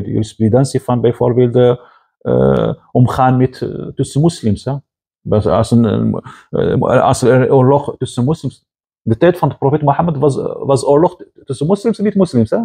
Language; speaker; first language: Dutch; non-native, fluent; Arabic